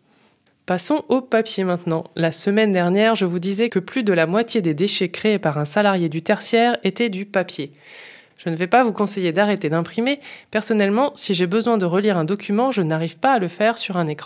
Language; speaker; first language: French; native; French